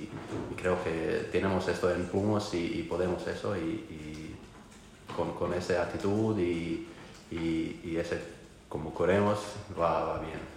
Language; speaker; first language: Spanish; non-native, learner; Croatian